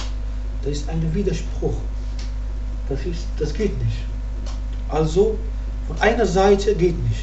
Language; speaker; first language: German; non-native, fluent; Arabic